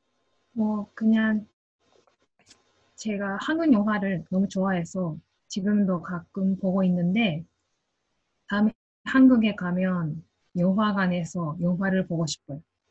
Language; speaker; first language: Korean; non-native, learner; Japanese